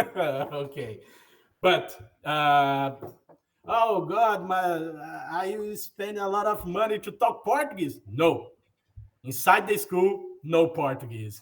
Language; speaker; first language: English; non-native, learner; Portuguese